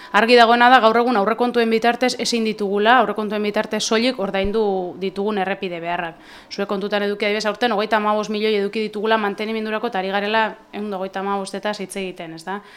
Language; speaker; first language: Basque; native; Basque